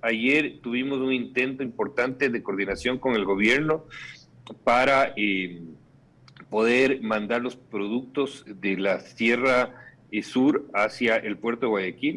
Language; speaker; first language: Spanish; native; Spanish